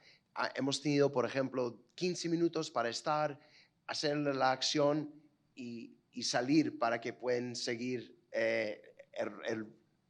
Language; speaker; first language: Spanish; non-native, fluent; English